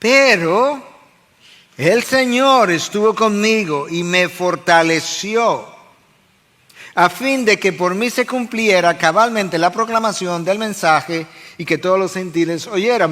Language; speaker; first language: Spanish; native; Spanish